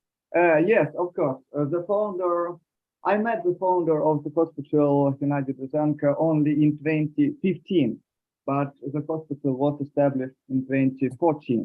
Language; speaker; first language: English; non-native, learner; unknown